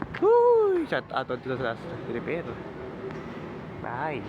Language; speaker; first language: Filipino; non-native, local second language; Surigaonon